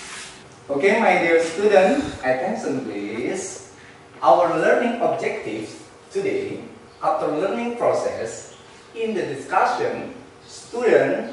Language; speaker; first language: English; non-native, learner; Indonesian